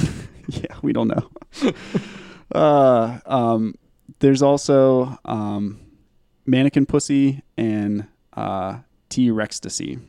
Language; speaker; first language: English; native; English